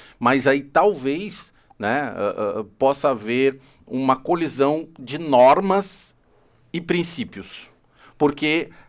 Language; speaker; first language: Portuguese; native; Portuguese